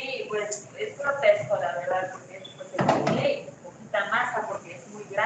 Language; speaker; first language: Spanish; native; Spanish